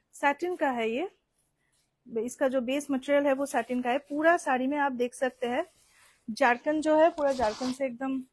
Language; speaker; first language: Hindi; non-native, local second language; Bangla